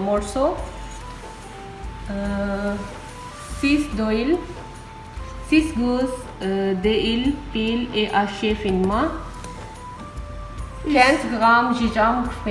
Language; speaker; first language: French; non-native, learner; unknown